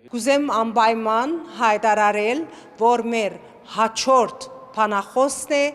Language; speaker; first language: Armenian; native; Armenian